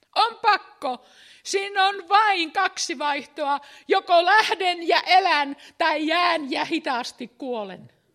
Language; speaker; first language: Finnish; native; Finnish